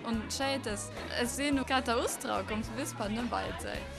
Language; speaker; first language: Latvian; non-native, learner; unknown